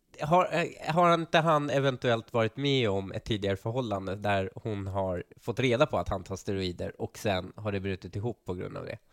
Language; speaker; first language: Swedish; early bilingual, other home language; Persian